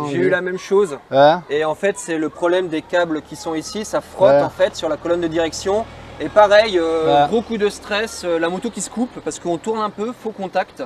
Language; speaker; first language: French; native; French